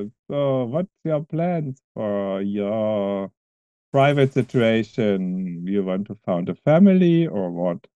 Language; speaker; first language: English; non-native, fluent; German